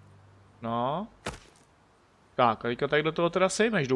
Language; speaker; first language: Czech; native; Czech